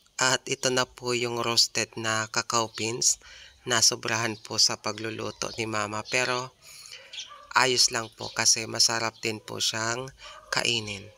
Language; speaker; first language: Filipino; non-native, local second language; Bikol